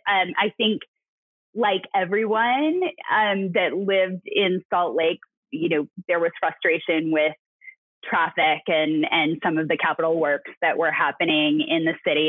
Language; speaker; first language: English; native; English